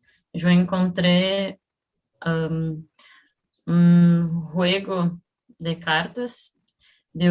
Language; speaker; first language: Spanish; non-native, learner; Portuguese